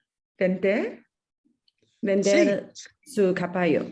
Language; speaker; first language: Spanish; non-native, learner; English